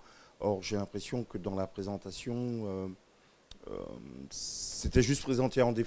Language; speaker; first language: French; native; French